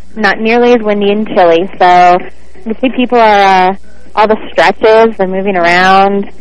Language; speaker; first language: English; native; English